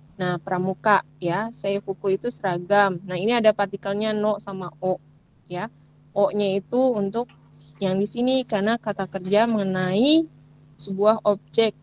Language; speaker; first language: Indonesian; native; Indonesian